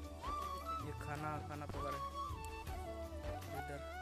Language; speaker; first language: Hindi; non-native, local second language; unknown